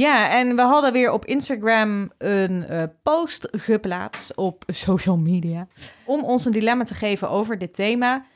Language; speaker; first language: Dutch; native; Dutch